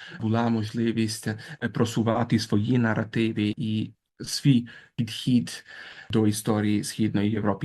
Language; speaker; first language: Ukrainian; non-native, fluent; Italian